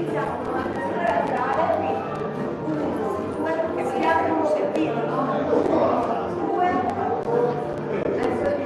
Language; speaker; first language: Italian; native; Italian